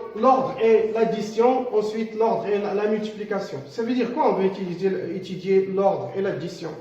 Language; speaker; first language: French; non-native, local second language; Arabic